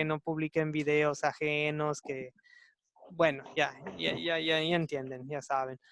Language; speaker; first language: Spanish; non-native, fluent; English